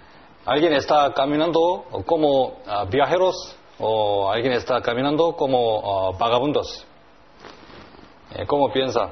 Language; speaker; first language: Spanish; non-native, learner; Korean